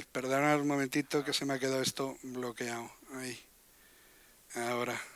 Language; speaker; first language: Spanish; native; Spanish